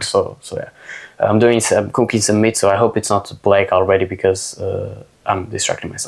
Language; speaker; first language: English; non-native, fluent; Portuguese